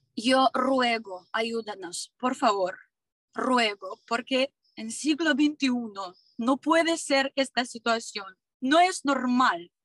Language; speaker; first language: Spanish; non-native, learner; Ukrainian